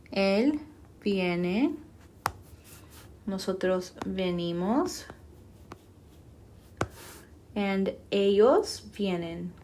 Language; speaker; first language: Spanish; non-native, fluent; English